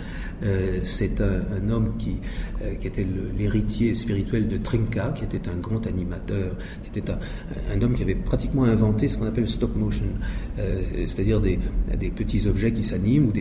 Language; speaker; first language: French; native; French